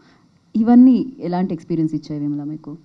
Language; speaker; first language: Telugu; native; Telugu